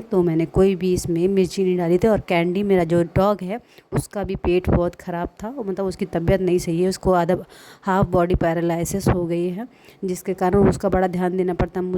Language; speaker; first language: Hindi; native; Hindi